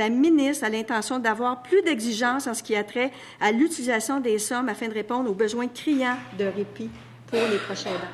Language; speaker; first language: French; native; French